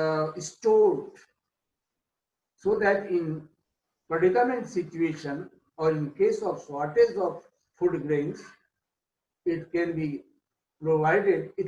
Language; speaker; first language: English; non-native, local second language; Hindi